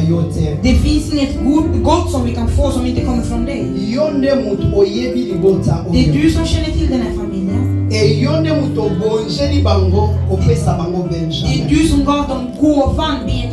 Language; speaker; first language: Swedish; non-native, learner; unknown